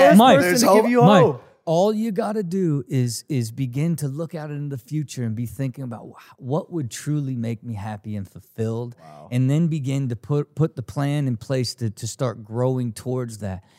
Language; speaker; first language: English; native; English